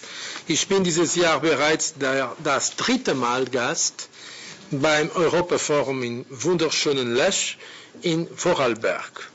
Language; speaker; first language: German; non-native, learner; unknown